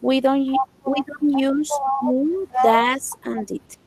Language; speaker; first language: English; non-native, learner; Spanish